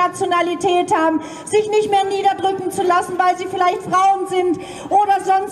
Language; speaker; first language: German; native; German